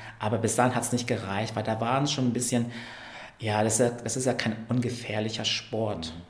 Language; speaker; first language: German; early bilingual, other home language; Vietnamese